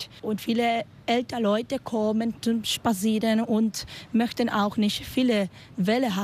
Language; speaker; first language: German; non-native, learner; Spanish